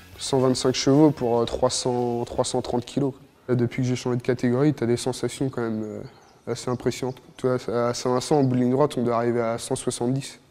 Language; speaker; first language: French; native; French